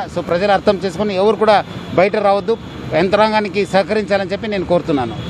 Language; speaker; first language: Telugu; native; Telugu